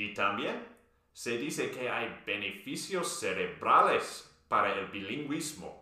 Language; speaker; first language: Spanish; non-native, fluent; English